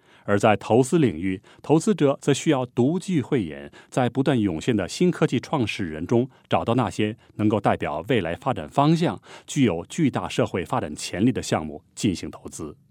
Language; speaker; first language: Chinese; native; Chinese